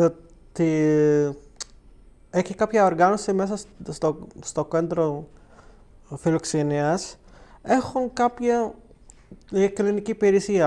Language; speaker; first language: Greek; non-native, learner; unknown